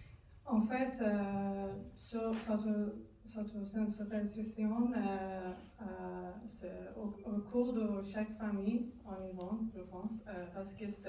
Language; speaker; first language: French; non-native, learner; Persian